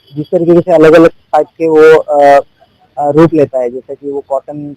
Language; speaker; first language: Hindi; non-native, local second language; Telugu